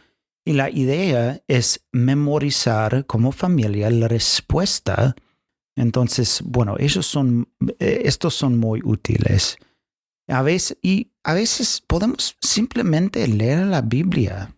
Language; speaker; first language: Spanish; non-native, fluent; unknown